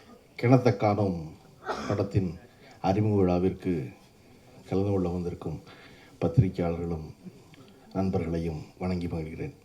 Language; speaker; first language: Tamil; native; Tamil